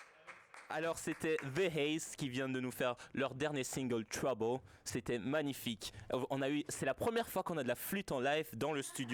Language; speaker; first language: French; native; French